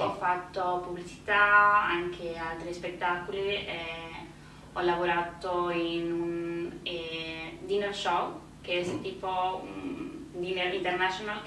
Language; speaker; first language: Italian; non-native, fluent; Spanish